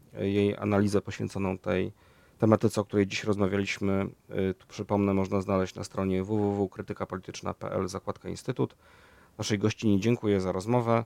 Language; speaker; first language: Polish; native; Polish